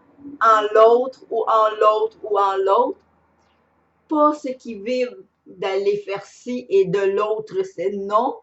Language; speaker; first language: French; native; French